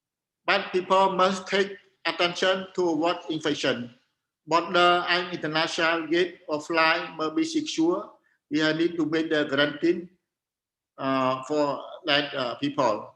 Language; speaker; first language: English; non-native, learner; Khmer